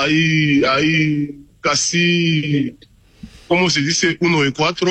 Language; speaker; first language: Spanish; non-native, learner; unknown